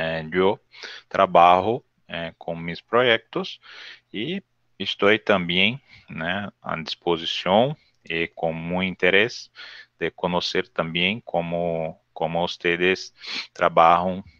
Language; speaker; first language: Spanish; non-native, learner; Portuguese